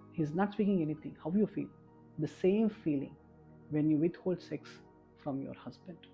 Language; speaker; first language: English; non-native, local second language; Kannada